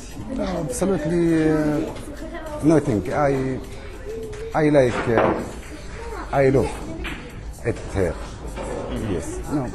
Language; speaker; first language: English; non-native, learner; Arabic